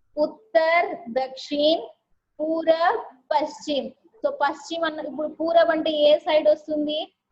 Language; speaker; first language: Telugu; non-native, local second language; Urdu